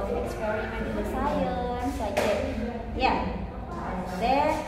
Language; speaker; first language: English; non-native, learner; Indonesian